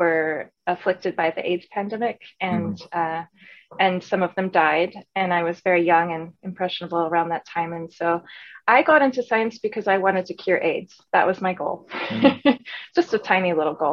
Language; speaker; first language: English; native; English